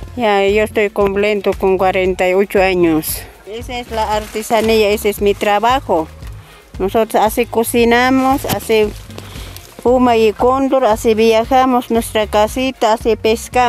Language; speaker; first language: Spanish; non-native, local second language; Aymara